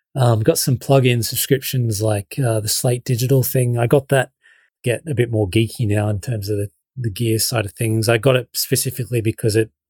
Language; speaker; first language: English; native; English